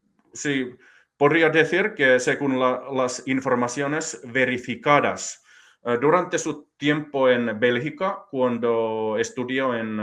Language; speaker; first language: Spanish; non-native, fluent; Finnish